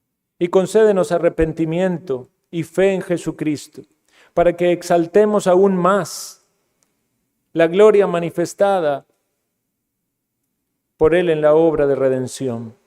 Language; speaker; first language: Spanish; native; Spanish